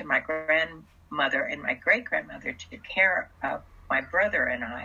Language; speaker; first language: English; early bilingual, other home language; Russian